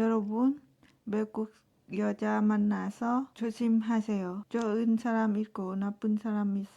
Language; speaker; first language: Korean; non-native, learner; Lao